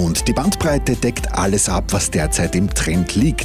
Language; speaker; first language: German; native; German